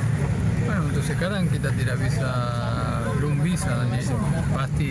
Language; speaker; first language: Indonesian; non-native, fluent; Spanish